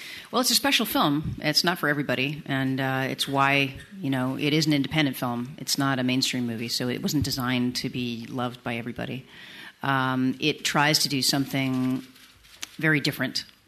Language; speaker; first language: English; early bilingual, other home language; French